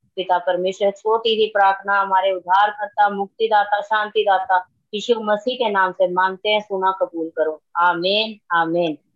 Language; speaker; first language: Hindi; non-native, local second language; Punjabi